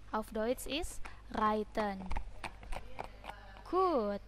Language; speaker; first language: German; non-native, learner; Indonesian